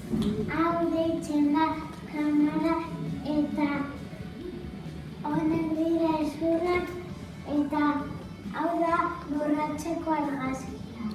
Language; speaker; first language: Basque; non-native, local second language; Spanish